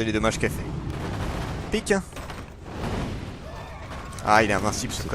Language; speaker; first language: French; native; French